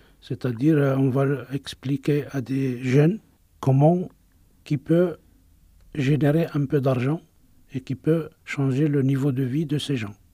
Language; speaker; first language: French; non-native, local second language; Arabic